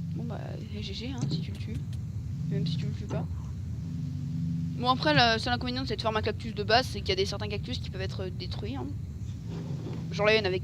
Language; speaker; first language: French; native; French